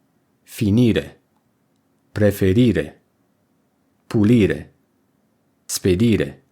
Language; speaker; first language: Italian; non-native, learner; English